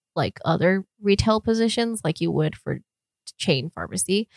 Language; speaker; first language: English; early bilingual, other home language; Cantonese